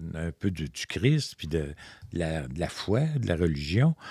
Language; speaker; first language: French; native; French